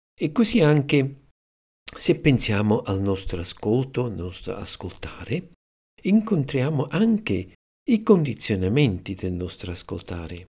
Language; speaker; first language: Italian; non-native, fluent; German